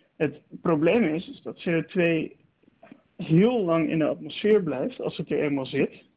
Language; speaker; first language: Dutch; native; Dutch